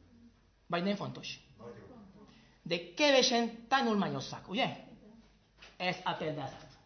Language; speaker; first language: Hungarian; non-native, fluent; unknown